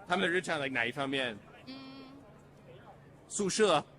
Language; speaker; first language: Chinese; non-native, fluent; English